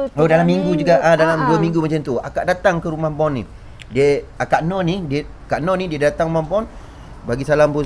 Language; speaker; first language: Malay; native; Malay